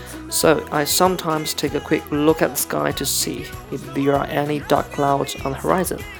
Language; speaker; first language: English; non-native, fluent; Chinese